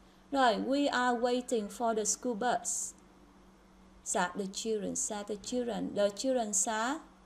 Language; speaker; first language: English; non-native, fluent; Vietnamese